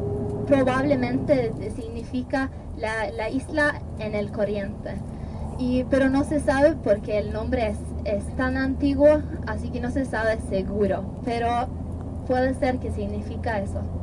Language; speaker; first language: Spanish; non-native, fluent; Norwegian